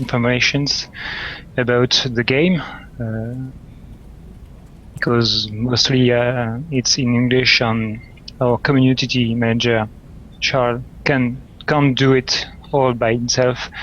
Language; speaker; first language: English; non-native, learner; French